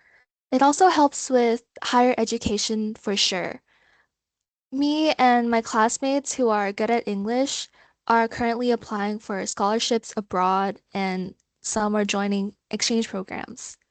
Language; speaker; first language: English; non-native, fluent; Thai